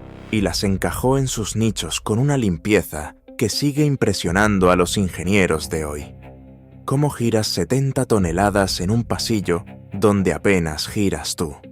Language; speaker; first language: Spanish; native; Spanish